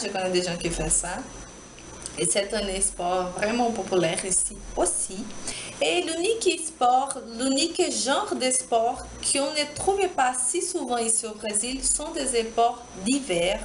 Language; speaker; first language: French; non-native, learner; Portuguese